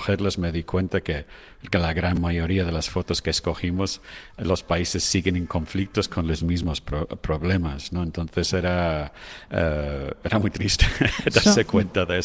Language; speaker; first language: Spanish; non-native, fluent; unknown